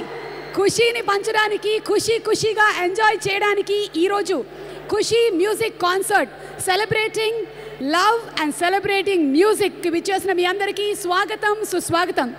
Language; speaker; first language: Telugu; native; Telugu